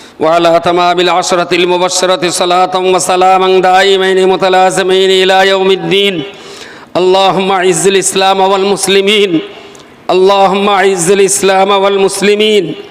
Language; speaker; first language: Arabic; non-native, fluent; Bangla